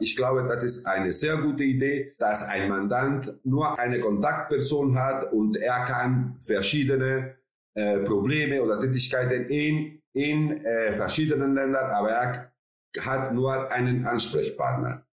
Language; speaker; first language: German; non-native, fluent; Spanish